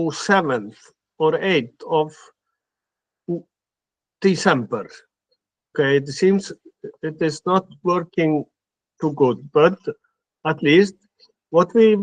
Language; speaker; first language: English; non-native, fluent; Icelandic